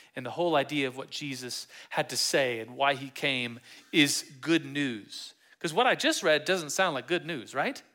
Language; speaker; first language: English; native; English